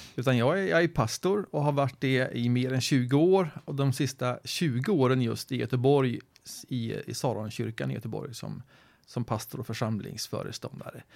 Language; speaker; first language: Swedish; non-native, fluent; English